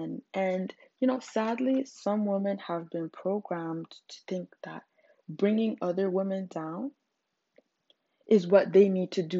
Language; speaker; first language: English; non-native, local second language; Shona